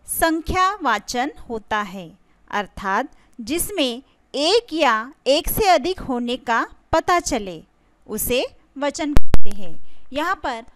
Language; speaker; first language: Hindi; non-native, local second language; Marathi